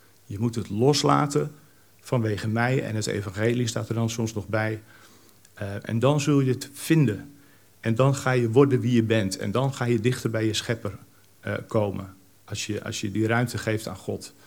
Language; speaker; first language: Dutch; native; Dutch